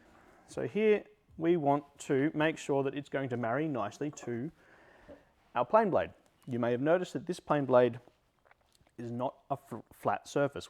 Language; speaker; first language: English; native; English